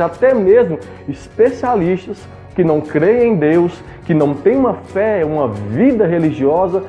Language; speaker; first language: Portuguese; native; Portuguese